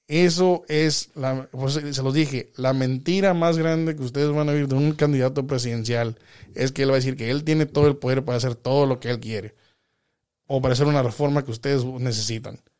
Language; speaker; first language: Spanish; early bilingual, heritage; Spanish